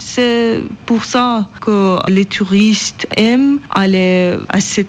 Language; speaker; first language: French; non-native, learner; Persian